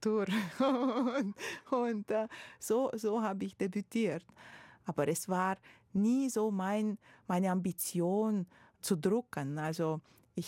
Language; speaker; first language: German; non-native, fluent; Romanian